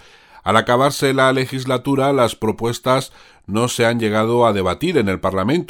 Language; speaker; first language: Spanish; native; Spanish